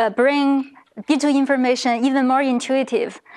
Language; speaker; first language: English; non-native, fluent; Chinese